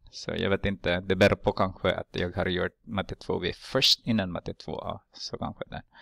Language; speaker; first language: Swedish; non-native, fluent; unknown